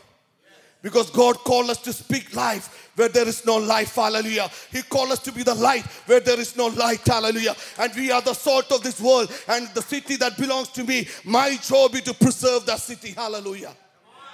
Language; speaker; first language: English; non-native, local second language; Malayalam